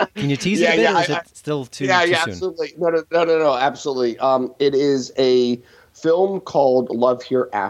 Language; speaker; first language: English; native; English